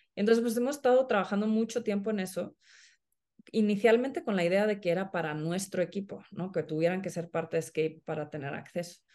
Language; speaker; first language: Spanish; non-native, fluent; Swedish